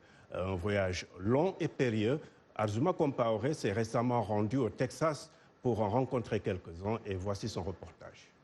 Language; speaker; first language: French; native; French